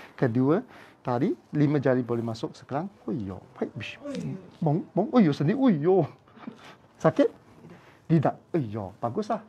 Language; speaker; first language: Malay; non-native, local second language; Cantonese